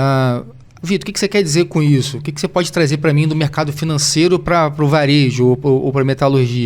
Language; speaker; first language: Portuguese; native; Portuguese